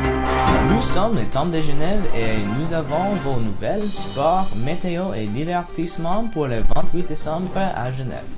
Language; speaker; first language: French; non-native, learner; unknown